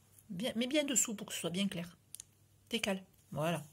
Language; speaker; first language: French; native; French